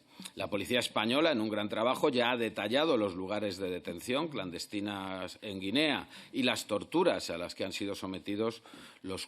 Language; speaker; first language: Spanish; native; Spanish